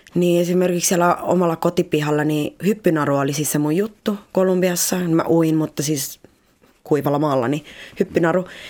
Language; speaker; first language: Finnish; early bilingual, other home language; Spanish